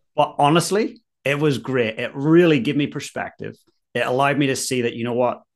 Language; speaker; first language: English; native; English